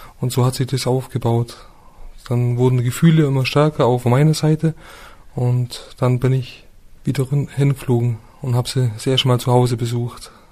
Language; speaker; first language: German; native; German